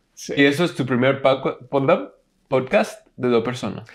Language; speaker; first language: Spanish; non-native, learner; English